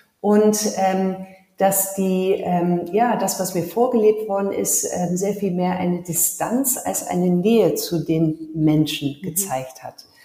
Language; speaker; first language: German; early bilingual, heritage; German